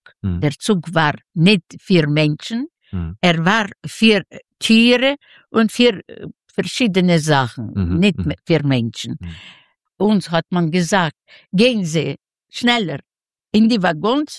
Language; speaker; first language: German; non-native, learner; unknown